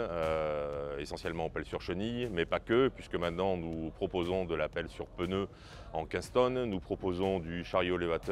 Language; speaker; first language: French; native; French